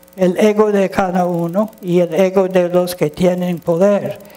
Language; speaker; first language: Spanish; non-native, fluent; English